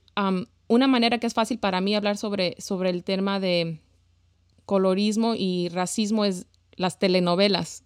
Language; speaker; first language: Spanish; early bilingual, heritage; Spanish